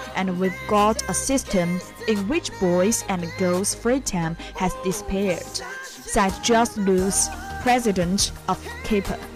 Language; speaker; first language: English; non-native, fluent; Chinese